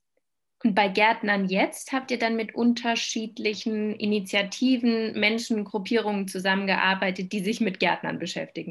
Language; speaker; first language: German; native; German